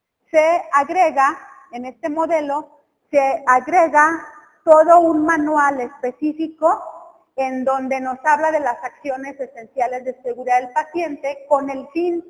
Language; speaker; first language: Spanish; native; Spanish